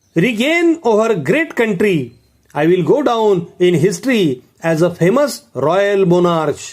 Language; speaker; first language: English; non-native, local second language; Marathi